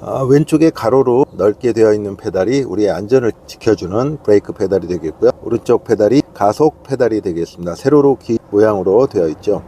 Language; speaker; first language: Korean; native; Korean